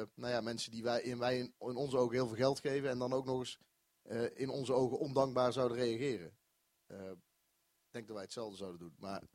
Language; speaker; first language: Dutch; native; Dutch